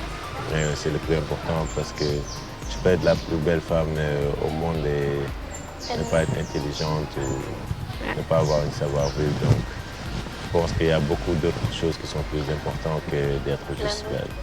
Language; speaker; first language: French; non-native, local second language; Wolof